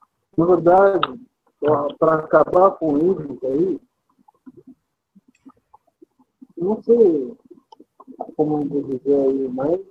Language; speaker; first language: Portuguese; non-native, fluent; Arabic